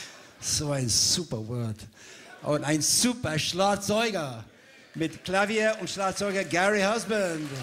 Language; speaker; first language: German; non-native, learner; English